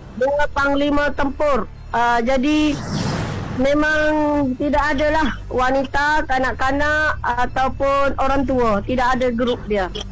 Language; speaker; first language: Malay; native; Malay